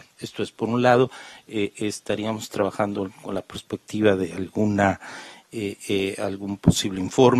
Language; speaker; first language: Spanish; native; Spanish